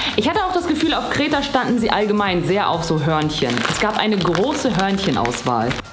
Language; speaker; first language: German; early bilingual, other home language; Polish